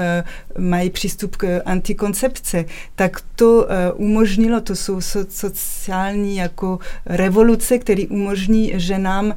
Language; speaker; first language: Czech; non-native, fluent; French